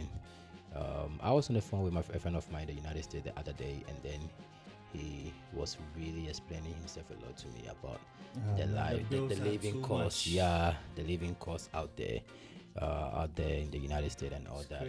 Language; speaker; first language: English; non-native, local second language; Akan